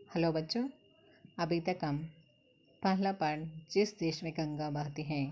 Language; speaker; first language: Hindi; non-native, local second language; Telugu